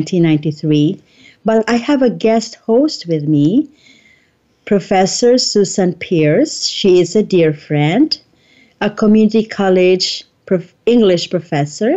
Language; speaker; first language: English; non-native, local second language; Filipino